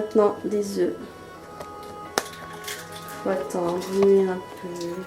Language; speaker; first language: French; native; French